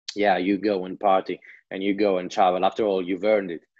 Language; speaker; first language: English; non-native, fluent; Greek